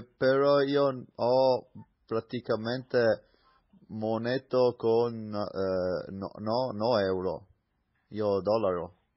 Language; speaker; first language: Italian; non-native, learner; English